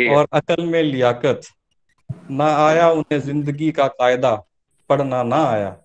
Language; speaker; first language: Hindi; native; Hindi